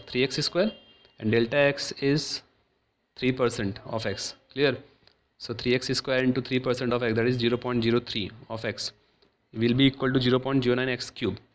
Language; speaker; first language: English; non-native, local second language; Hindi